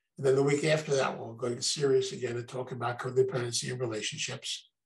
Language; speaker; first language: English; native; English